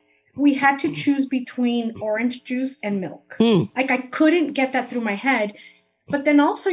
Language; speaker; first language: English; early bilingual, other home language; Spanish